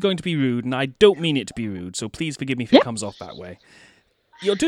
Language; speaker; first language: English; native; English